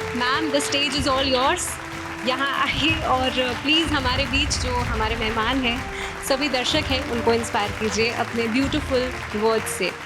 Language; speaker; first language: Hindi; native; Hindi